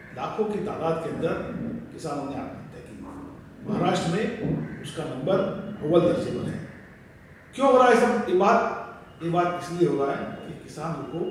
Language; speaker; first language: Hindi; non-native, local second language; Marathi